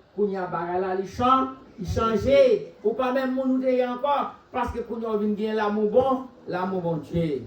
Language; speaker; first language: French; non-native, local second language; Haitian Creole